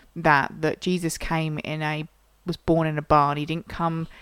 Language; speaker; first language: English; native; English